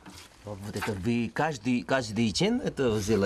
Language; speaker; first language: Russian; non-native, learner; Korean